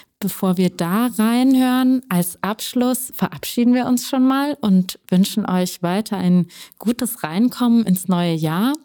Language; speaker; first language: German; native; German